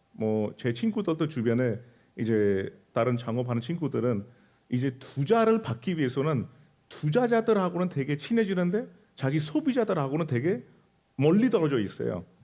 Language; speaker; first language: Korean; non-native, fluent; Hindi